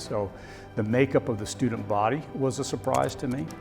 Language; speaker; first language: English; native; English